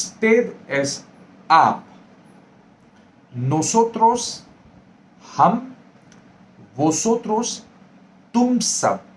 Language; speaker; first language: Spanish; non-native, fluent; Hindi